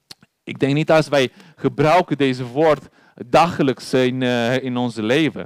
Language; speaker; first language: Dutch; non-native, learner; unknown